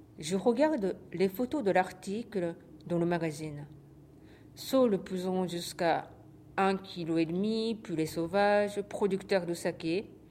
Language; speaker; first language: French; non-native, fluent; Japanese